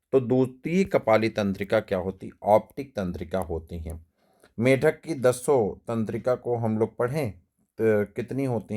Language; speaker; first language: Hindi; native; Hindi